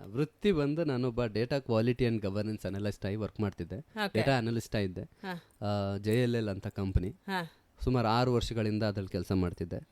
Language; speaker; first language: Kannada; native; Kannada